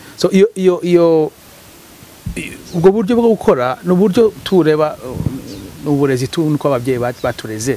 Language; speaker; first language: Kinyarwanda; early bilingual, heritage; Kinyarwanda